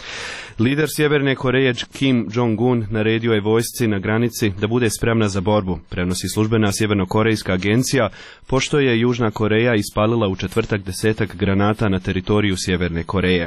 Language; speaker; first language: Croatian; native; Croatian